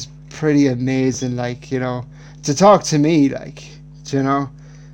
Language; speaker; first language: English; native; English